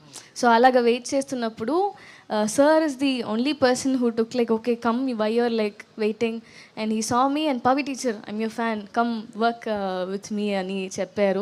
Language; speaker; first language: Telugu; non-native, learner; Tamil